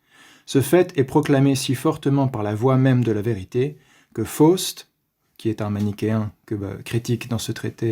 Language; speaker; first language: French; native; French